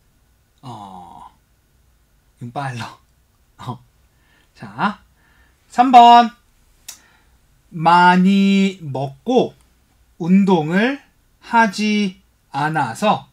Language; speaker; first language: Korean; non-native, fluent; Chinese